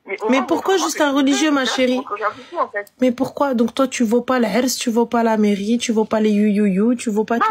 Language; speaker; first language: French; native; French